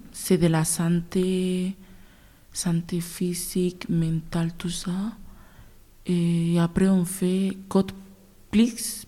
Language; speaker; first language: French; non-native, learner; Spanish